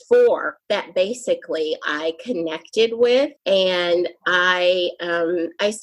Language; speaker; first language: English; native; English